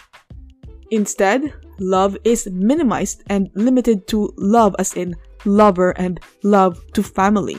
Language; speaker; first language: English; non-native, local second language; Filipino